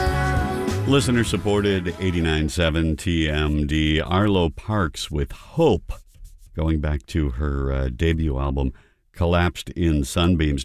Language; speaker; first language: English; native; English